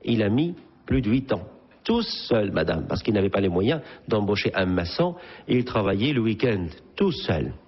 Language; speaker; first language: French; non-native, local second language; Arabic